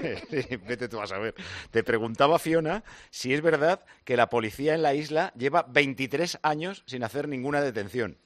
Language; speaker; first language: Spanish; native; Spanish